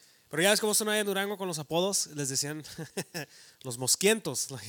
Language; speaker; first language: Spanish; early bilingual, heritage; Spanish